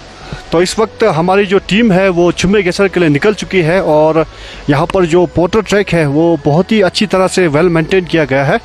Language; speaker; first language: Hindi; native; Hindi